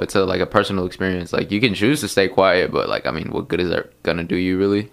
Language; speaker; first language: English; early bilingual, other home language; Spanish